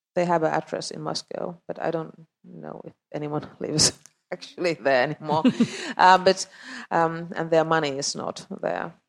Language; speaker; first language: English; non-native, fluent; Finnish